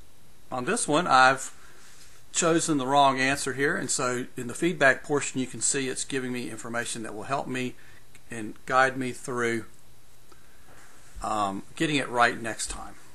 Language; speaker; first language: English; native; English